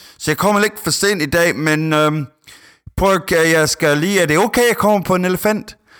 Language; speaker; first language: Danish; non-native, fluent; English